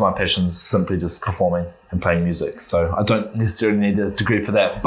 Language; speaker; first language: English; native; English